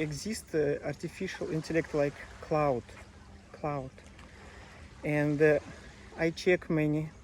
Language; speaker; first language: English; non-native, learner; Russian